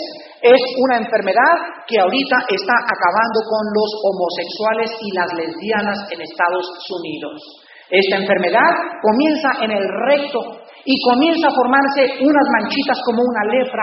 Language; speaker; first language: Spanish; native; Spanish